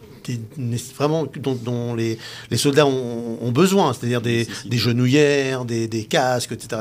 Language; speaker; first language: French; native; French